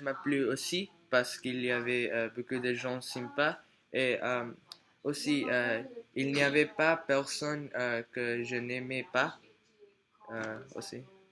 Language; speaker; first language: French; non-native, learner; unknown